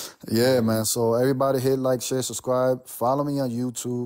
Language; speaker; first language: English; early bilingual, other home language; Spanish